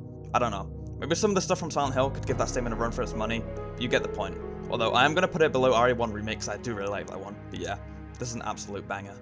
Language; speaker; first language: English; native; English